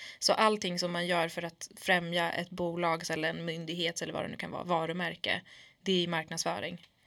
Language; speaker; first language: Swedish; early bilingual, other home language; Kurdish